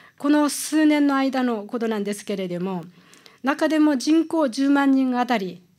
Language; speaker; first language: Japanese; non-native, fluent; Korean